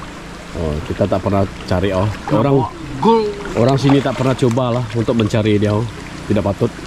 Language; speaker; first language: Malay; non-native, local second language; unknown